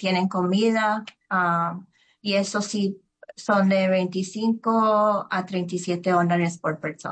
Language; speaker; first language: Spanish; early bilingual, heritage; Spanish